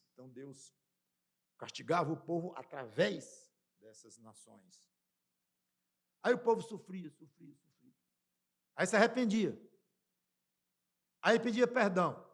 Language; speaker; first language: Portuguese; native; Portuguese